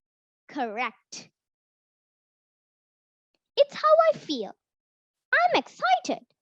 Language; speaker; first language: English; non-native, local second language; Sinhala